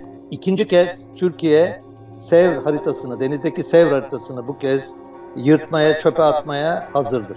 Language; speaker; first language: Turkish; native; Turkish